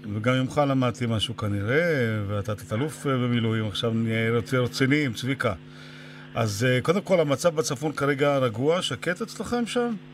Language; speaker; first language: Hebrew; native; Hebrew